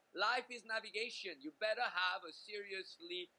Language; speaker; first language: English; native; English